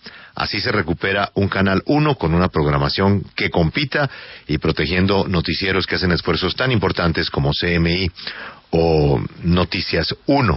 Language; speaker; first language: Spanish; native; Spanish